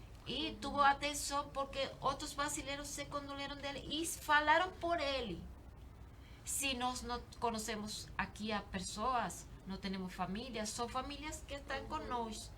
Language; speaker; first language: Portuguese; non-native, learner; Spanish